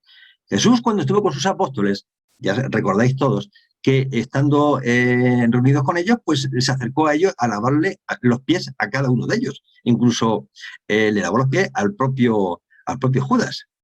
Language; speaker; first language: Spanish; native; Spanish